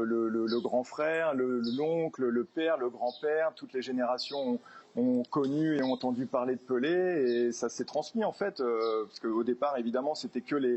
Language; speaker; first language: French; native; French